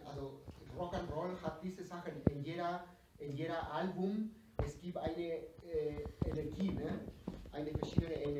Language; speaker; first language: German; non-native, learner; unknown